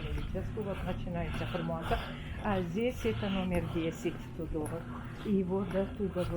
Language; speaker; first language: Russian; non-native, local second language; Romanian